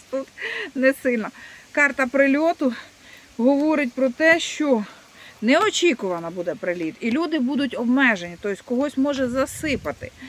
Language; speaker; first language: Ukrainian; non-native, local second language; Russian